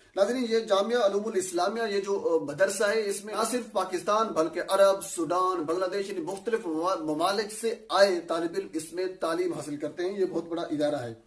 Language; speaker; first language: Urdu; non-native, local second language; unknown